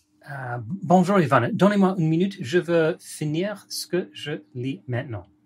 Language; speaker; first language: French; non-native, learner; English